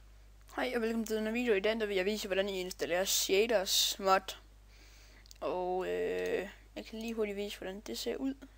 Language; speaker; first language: Danish; native; Danish